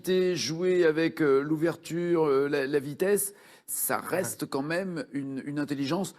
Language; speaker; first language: French; native; French